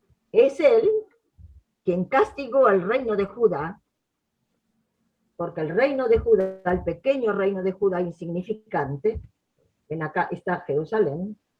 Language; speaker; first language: Spanish; native; Spanish